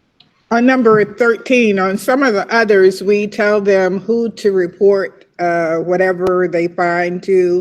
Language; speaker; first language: English; native; English